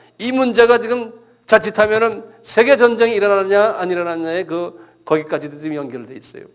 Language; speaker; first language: Korean; native; Korean